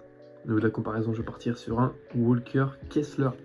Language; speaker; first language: French; native; French